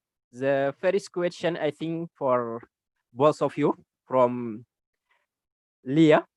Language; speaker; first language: English; non-native, learner; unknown